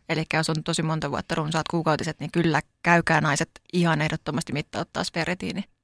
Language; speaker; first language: Finnish; native; Finnish